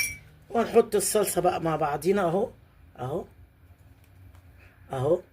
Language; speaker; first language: Arabic; native; Arabic